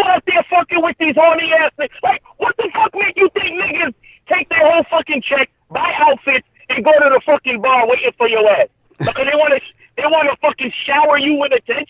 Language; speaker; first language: English; native; English